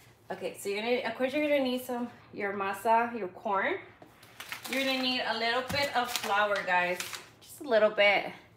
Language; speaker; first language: English; early bilingual, other home language; Spanish